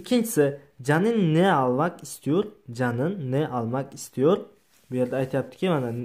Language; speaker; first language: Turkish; non-native, learner; Uzbek